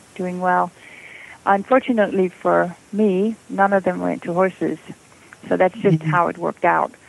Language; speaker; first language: English; non-native, fluent; Danish